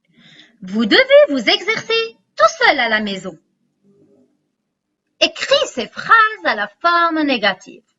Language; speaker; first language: French; non-native, local second language; Arabic